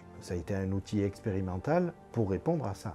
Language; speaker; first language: French; native; French